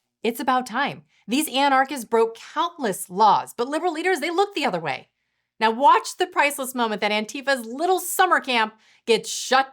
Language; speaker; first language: English; native; English